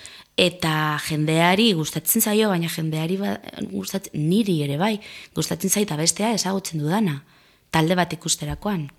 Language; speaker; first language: Basque; non-native, local second language; Spanish